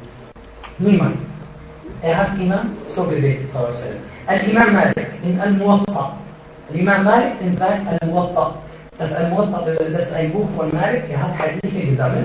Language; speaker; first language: German; non-native, fluent; Arabic